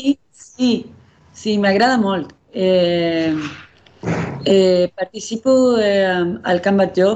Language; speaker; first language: Catalan; non-native, fluent; Spanish